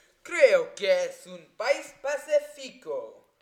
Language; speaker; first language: Spanish; non-native, learner; English